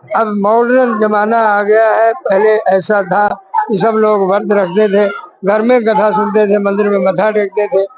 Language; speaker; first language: Hindi; non-native, local second language; Punjabi